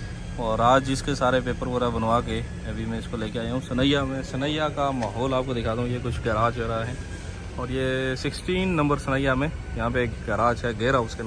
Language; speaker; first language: Hindi; native; Hindi